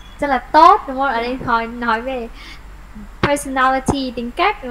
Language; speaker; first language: Vietnamese; native; Vietnamese